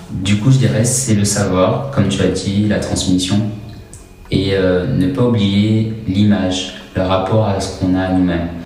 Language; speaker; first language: French; native; French